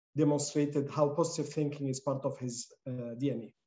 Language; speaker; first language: English; non-native, fluent; Arabic